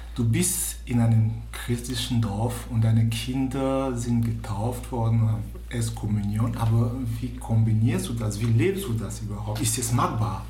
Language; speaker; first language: German; native; German